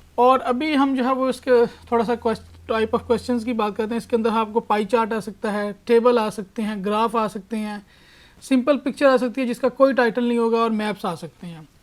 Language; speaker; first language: Urdu; non-native, local second language; Punjabi